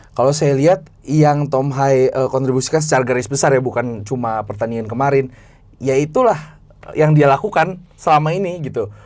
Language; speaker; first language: Indonesian; native; Indonesian